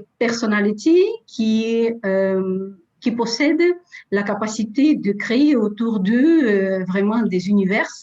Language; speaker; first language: French; non-native, fluent; Russian